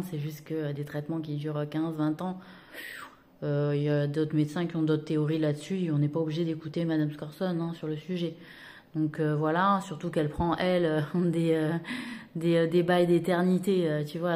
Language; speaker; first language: French; native; French